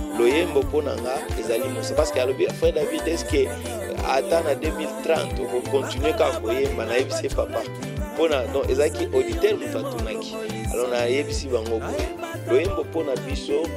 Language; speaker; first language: Lingala; non-native, local second language; Luba-Lulua